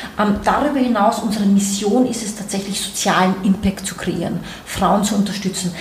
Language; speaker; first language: German; native; German